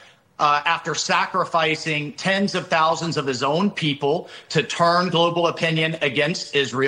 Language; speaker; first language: English; native; English